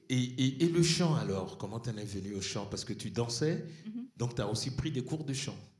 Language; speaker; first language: French; native; French